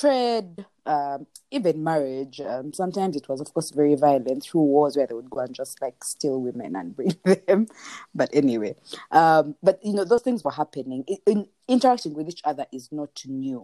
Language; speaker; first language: English; non-native, local second language; Nyankole